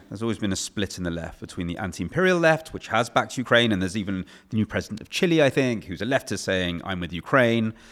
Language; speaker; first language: English; native; English